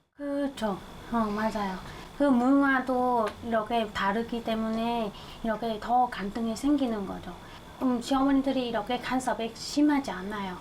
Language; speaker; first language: Korean; non-native, fluent; Vietnamese